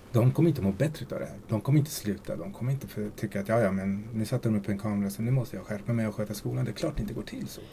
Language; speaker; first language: Swedish; early bilingual, other home language; Spanish